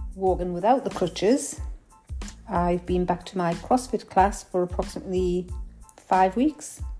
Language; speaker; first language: English; native; English